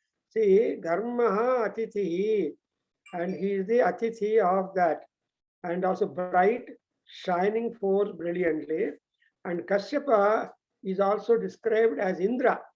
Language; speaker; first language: English; non-native, local second language; Telugu